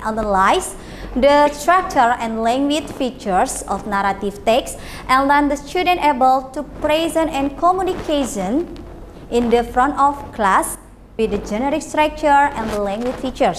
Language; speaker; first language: English; non-native, learner; Indonesian